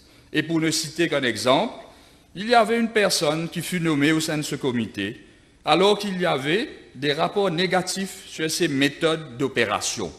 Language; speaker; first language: French; non-native, local second language; Morisyen